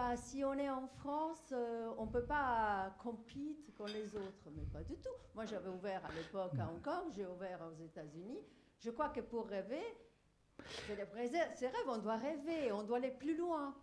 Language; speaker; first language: French; non-native, fluent; English